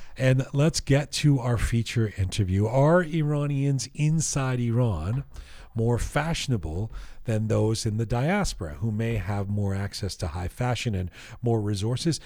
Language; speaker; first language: English; early bilingual, other home language; Persian